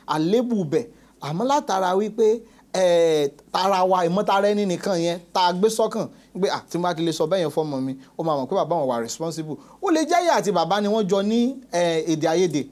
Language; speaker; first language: Yoruba; native; Yoruba